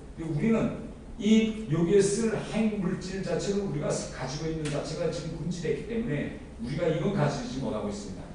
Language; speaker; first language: Korean; native; Korean